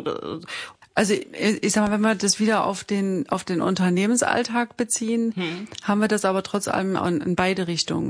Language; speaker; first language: German; native; German